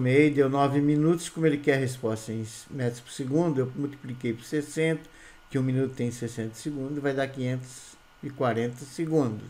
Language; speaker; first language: Portuguese; native; Portuguese